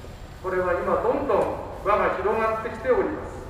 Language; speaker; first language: Japanese; native; Japanese